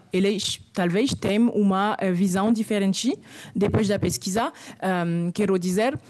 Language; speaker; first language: Portuguese; non-native, fluent; French